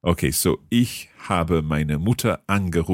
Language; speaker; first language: German; non-native, learner; English